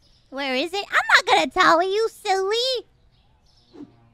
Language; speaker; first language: English; early bilingual, other home language; Spanish